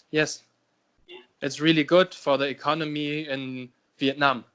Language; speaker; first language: English; non-native, fluent; German